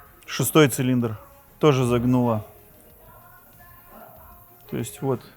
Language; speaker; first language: Russian; native; Russian